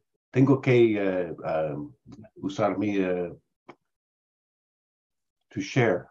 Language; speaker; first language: Spanish; non-native, learner; English